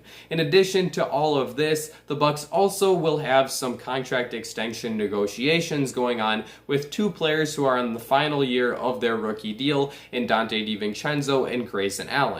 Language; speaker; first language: English; native; English